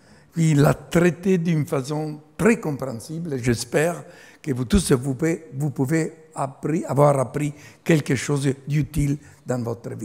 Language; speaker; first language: French; non-native, fluent; Italian